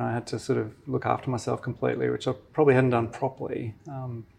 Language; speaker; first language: English; native; English